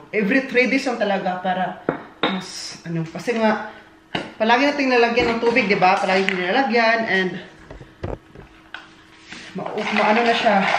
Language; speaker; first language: Filipino; native; Filipino